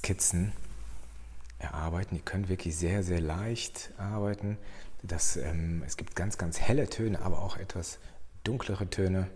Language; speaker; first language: German; native; German